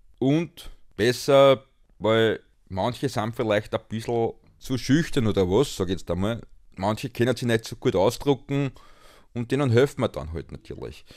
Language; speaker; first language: German; native; German